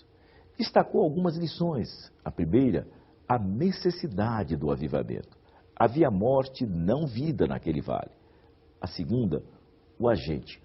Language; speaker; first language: Portuguese; native; Portuguese